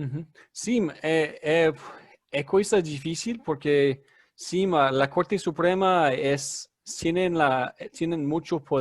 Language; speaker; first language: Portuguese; non-native, learner; English